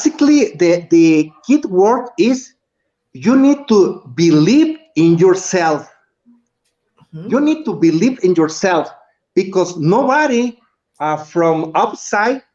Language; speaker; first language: English; non-native, learner; Spanish